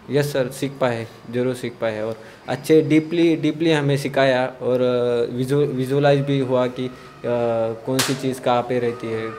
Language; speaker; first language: Hindi; non-native, local second language; Marathi